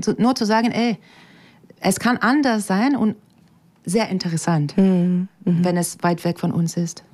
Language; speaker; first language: German; non-native, fluent; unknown